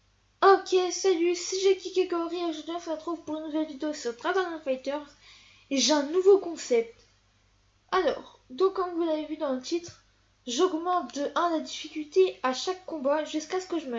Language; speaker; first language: French; native; French